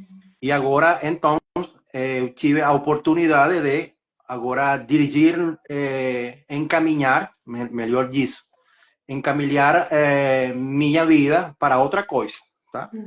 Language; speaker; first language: Portuguese; non-native, learner; Spanish